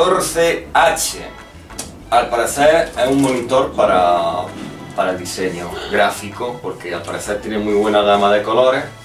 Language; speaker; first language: Spanish; native; Spanish